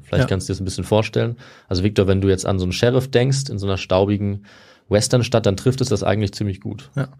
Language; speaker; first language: German; native; German